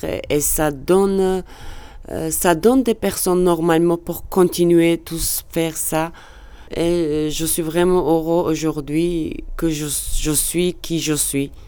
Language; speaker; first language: French; non-native, learner; Georgian